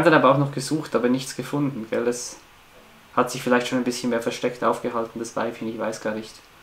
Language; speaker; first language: German; native; German